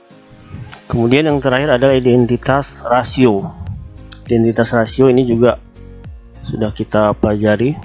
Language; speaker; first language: Indonesian; native; Indonesian